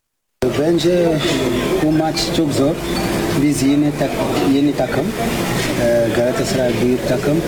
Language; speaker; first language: Turkish; non-native, learner; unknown